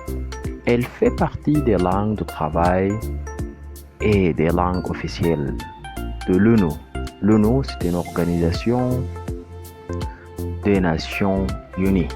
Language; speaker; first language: French; non-native, fluent; Arabic